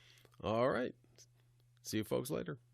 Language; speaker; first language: English; native; English